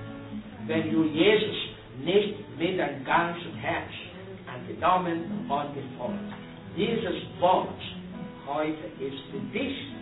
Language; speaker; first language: German; non-native, learner; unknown